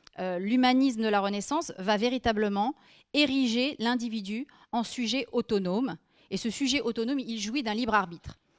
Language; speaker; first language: French; native; French